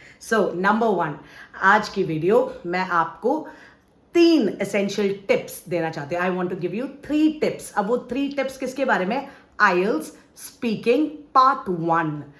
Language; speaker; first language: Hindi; native; Hindi